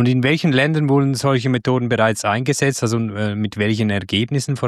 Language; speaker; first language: German; native; German